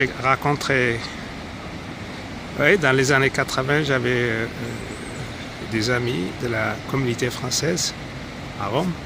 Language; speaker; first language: French; non-native, fluent; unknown